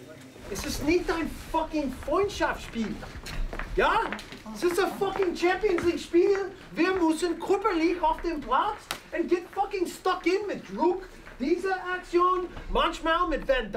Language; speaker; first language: German; non-native, learner; English